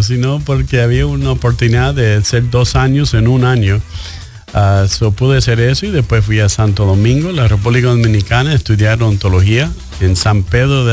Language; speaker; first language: Spanish; early bilingual, heritage; Spanish